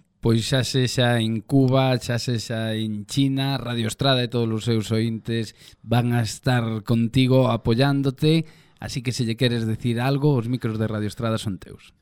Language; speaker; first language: Galician; native; Galician